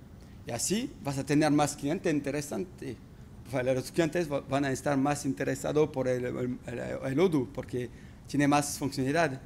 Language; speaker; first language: Spanish; non-native, fluent; French